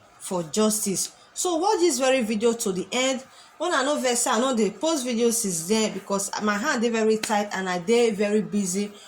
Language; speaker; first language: Nigerian Pidgin; native; Nigerian Pidgin